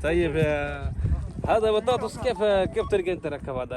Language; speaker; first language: Arabic; non-native, learner; Bangla